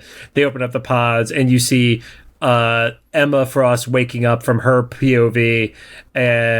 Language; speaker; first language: English; native; English